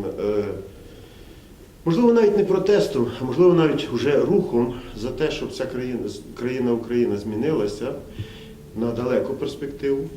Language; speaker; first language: Ukrainian; native; Ukrainian